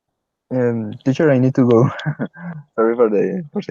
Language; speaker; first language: English; non-native, learner; Spanish